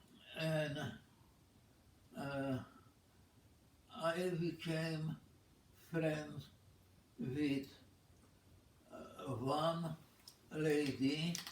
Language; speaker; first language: English; non-native, fluent; Czech